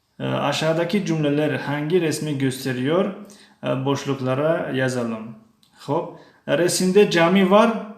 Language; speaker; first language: Turkish; non-native, fluent; Tajik